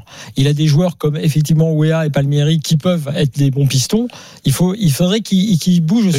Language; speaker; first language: French; native; French